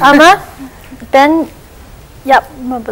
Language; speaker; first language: Turkish; non-native, learner; English